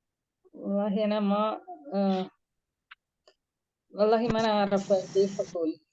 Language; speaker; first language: Arabic; non-native, learner; Malayalam